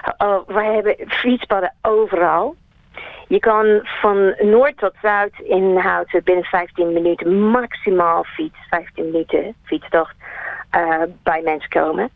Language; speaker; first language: Dutch; non-native, fluent; English